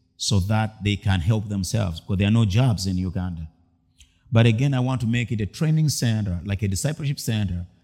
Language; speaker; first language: English; non-native, local second language; Ganda